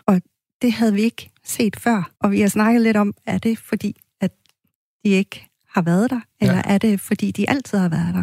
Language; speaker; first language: Danish; native; Danish